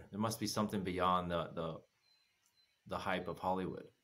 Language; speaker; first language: English; native; English